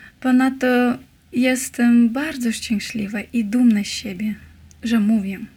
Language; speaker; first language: Polish; non-native, learner; Russian